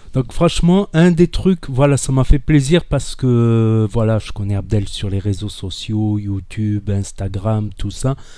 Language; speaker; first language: French; native; French